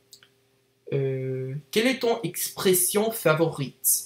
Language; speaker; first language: French; non-native, learner; English